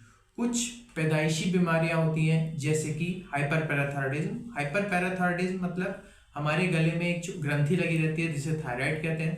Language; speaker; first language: Hindi; native; Hindi